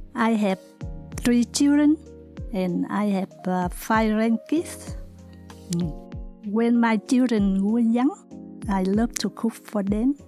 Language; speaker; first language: English; non-native, learner; Vietnamese